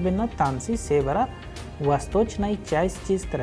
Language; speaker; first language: Russian; non-native, fluent; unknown